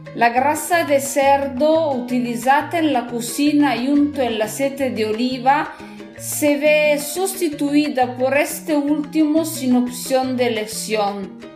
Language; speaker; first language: Spanish; non-native, learner; Italian